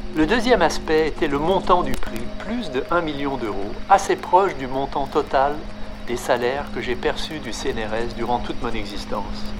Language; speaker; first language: French; native; French